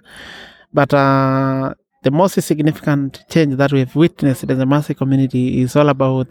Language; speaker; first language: English; non-native, local second language; Masai